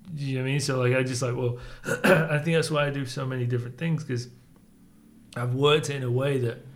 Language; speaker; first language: English; native; English